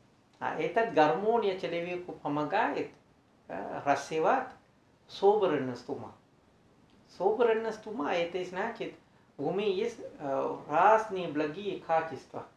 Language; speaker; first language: Russian; non-native, learner; Sinhala